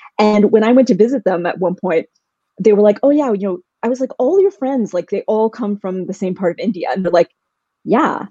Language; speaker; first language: English; early bilingual, other home language; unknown